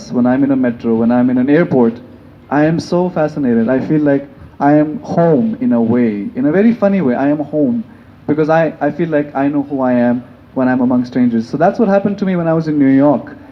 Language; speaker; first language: English; non-native, local second language; Hindi